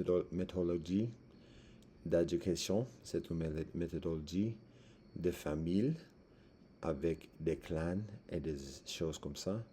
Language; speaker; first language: French; non-native, learner; English